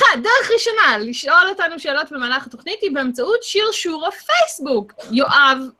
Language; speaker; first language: Hebrew; native; Hebrew